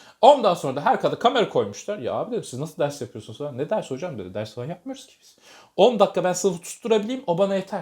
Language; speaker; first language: Turkish; native; Turkish